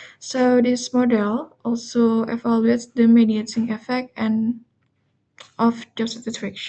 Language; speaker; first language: English; non-native, learner; Indonesian